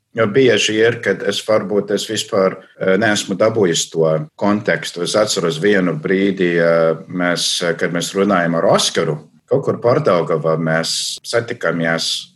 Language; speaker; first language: Latvian; non-native, fluent; English